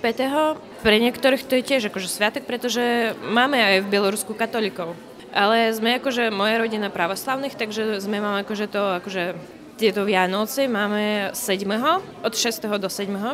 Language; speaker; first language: Slovak; non-native, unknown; Russian